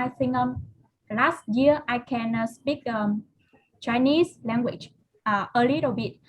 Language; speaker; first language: English; non-native, learner; Vietnamese